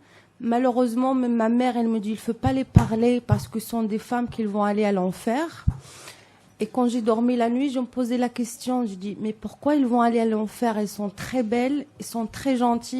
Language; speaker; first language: French; non-native, local second language; Arabic